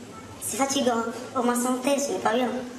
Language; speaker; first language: French; non-native, local second language; Arabic